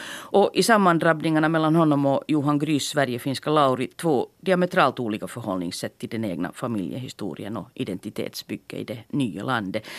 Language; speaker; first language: Swedish; native; Swedish